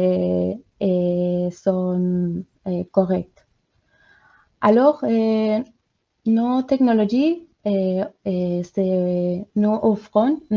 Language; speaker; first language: French; non-native, learner; Spanish